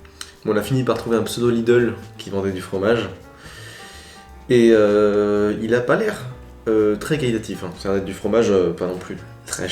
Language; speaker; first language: French; native; French